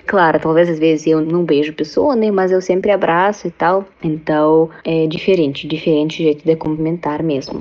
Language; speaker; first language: Portuguese; non-native, fluent; Russian